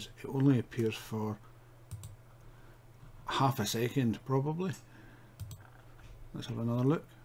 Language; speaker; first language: English; native; English